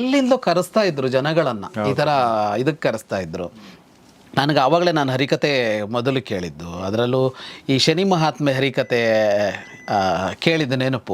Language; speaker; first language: Kannada; native; Kannada